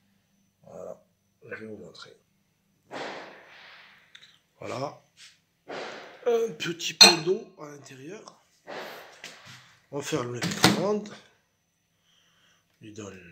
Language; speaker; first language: French; non-native, local second language; Arabic